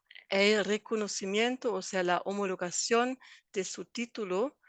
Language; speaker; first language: Spanish; non-native, fluent; German